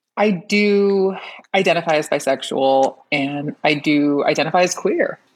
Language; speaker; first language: English; early bilingual, other home language; Persian